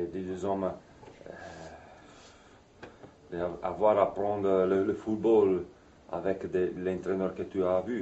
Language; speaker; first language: French; non-native, fluent; Italian